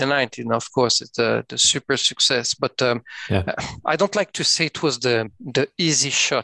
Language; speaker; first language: English; non-native, fluent; French